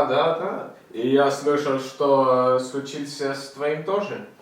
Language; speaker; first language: Russian; non-native, learner; Estonian